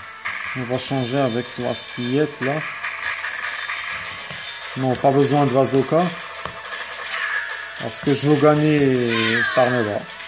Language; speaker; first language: French; non-native, fluent; Arabic